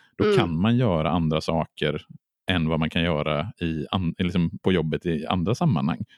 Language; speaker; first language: Swedish; native; Swedish